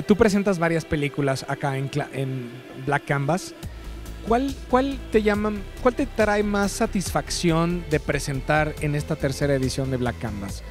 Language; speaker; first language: Spanish; native; Spanish